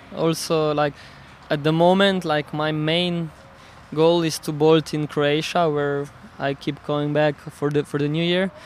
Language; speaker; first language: English; non-native, fluent; Slovenian